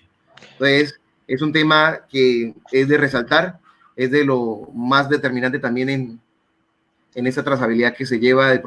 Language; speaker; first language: Spanish; native; Spanish